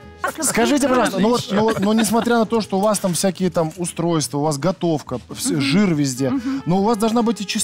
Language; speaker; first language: Russian; native; Russian